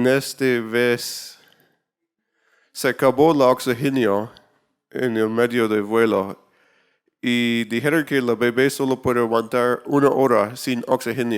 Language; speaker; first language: Spanish; non-native, learner; English